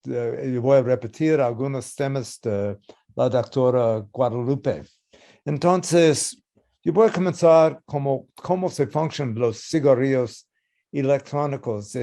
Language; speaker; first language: Spanish; non-native, learner; English